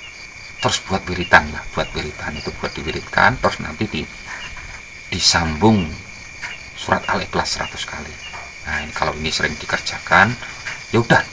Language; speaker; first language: Indonesian; non-native, local second language; Javanese